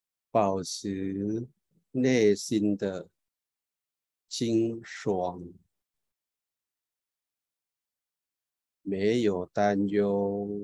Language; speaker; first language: Chinese; non-native, fluent; Thai